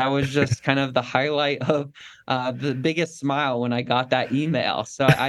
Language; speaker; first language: English; native; English